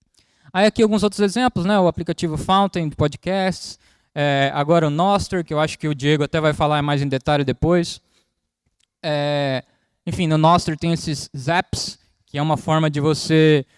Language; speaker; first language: Portuguese; native; Portuguese